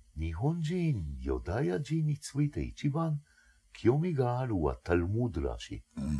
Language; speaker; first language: Japanese; non-native, fluent; Hebrew